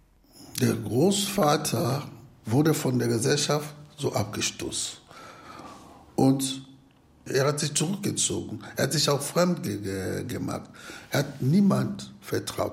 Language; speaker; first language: German; non-native, fluent; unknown